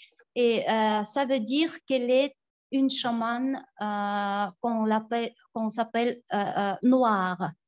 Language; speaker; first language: French; non-native, fluent; Tuvinian